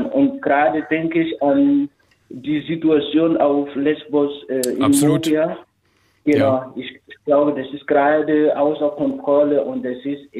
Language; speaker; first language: German; non-native, fluent; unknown